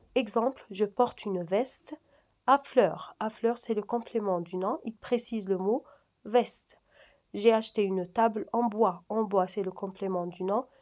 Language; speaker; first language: French; non-native, local second language; Arabic